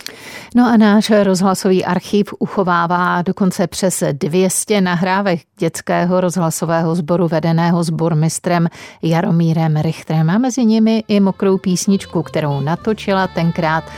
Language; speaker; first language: Czech; native; Czech